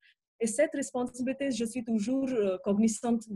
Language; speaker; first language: French; non-native, fluent; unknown